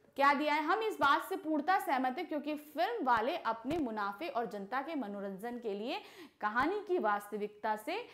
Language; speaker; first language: Hindi; native; Hindi